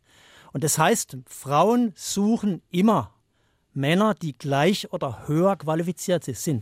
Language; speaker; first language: German; native; German